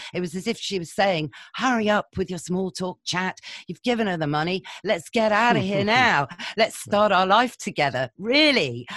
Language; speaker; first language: English; native; English